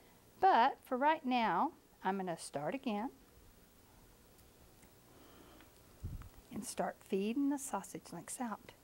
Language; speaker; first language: English; native; English